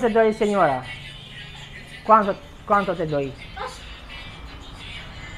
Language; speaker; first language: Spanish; non-native, learner; Romanian